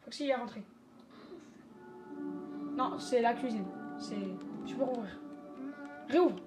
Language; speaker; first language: French; native; French